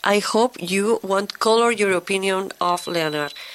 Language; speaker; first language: English; non-native, fluent; Catalan